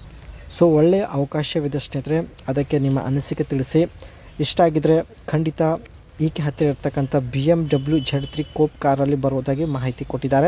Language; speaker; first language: Kannada; native; Kannada